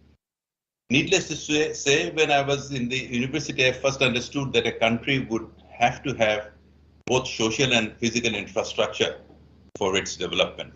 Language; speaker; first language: English; non-native, fluent; Bangla